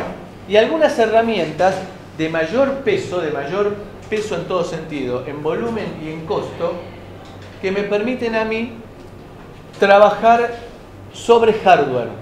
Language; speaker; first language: Spanish; native; Spanish